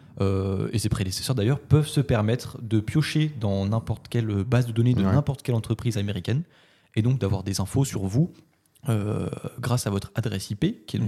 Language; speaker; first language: French; native; French